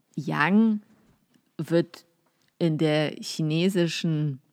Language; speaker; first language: German; non-native, fluent; Polish